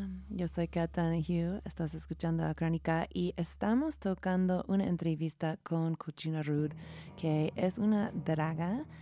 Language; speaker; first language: Spanish; non-native, fluent; English